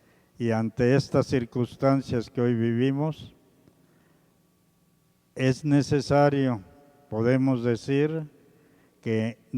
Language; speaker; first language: Spanish; native; Spanish